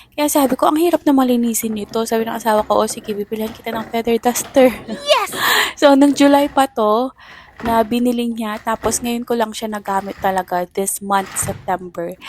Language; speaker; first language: Filipino; native; Filipino